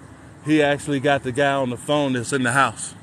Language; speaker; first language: English; native; English